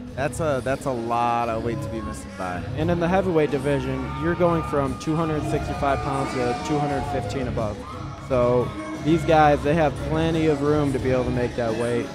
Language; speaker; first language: English; native; English